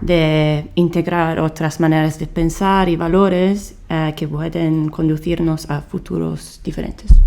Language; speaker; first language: Spanish; non-native, fluent; Italian